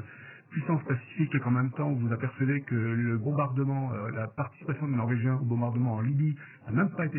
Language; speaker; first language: French; native; French